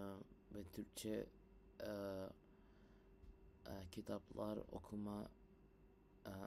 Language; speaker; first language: Turkish; non-native, learner; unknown